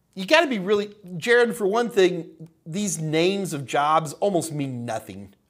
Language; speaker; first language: English; native; English